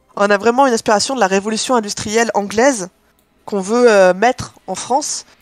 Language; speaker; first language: French; native; French